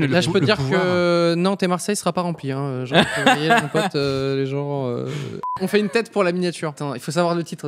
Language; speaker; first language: French; native; French